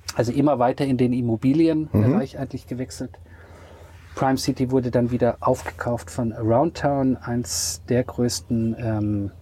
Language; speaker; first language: German; native; German